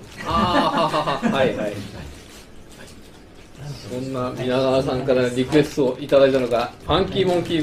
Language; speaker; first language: Japanese; native; Japanese